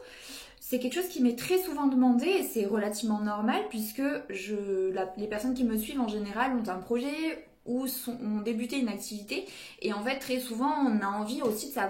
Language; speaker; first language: French; native; French